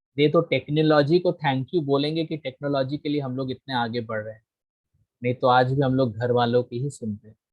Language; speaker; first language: Hindi; non-native, local second language; Bangla